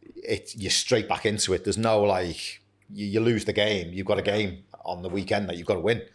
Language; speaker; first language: English; native; English